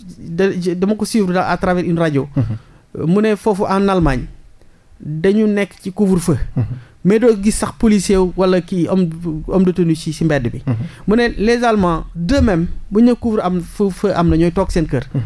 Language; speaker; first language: Wolof; native; Wolof